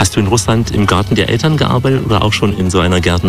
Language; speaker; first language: German; native; German